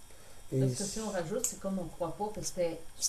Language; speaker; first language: French; native; French